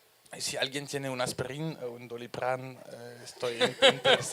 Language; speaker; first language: Spanish; non-native, fluent; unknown